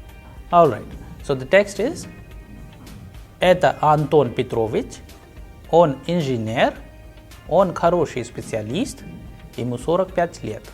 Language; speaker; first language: Russian; non-native, fluent; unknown